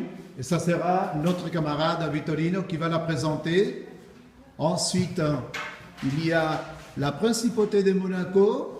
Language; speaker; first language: French; non-native, fluent; Spanish